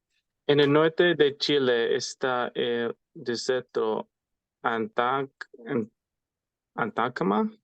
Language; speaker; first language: Spanish; non-native, learner; English